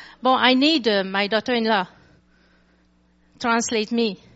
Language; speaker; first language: English; non-native, learner; French